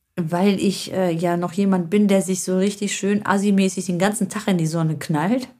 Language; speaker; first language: German; native; German